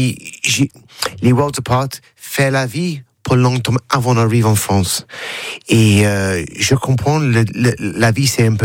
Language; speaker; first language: French; non-native, learner; English